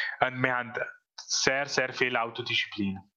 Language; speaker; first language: German; non-native, fluent; Italian